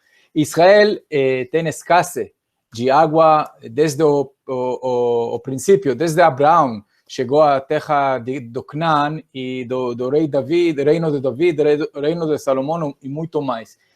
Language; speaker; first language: Portuguese; non-native, fluent; Hebrew